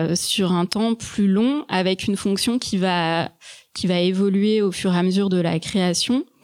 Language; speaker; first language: French; native; French